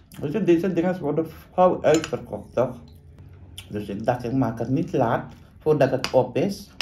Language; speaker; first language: Dutch; non-native, local second language; Caribbean Hindustani